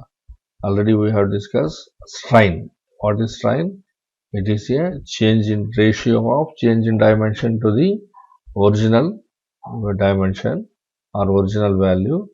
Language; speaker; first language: English; non-native, local second language; Tamil